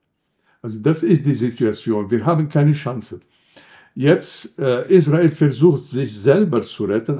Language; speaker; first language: German; non-native, fluent; Arabic